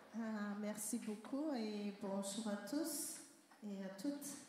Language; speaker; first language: French; non-native, learner; Malagasy